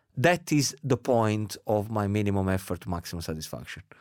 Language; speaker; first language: English; non-native, fluent; Italian